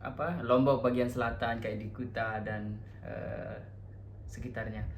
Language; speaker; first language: Indonesian; non-native, local second language; Sasak